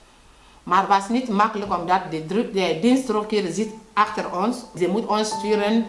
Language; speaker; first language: Dutch; non-native, learner; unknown